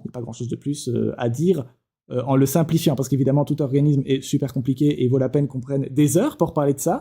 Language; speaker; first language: French; native; French